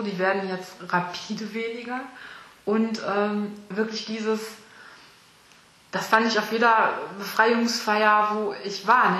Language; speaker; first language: German; native; German